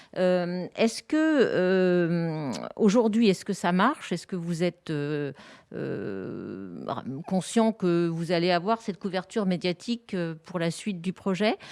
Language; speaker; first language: French; native; French